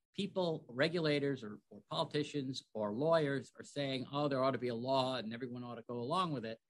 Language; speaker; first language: English; native; English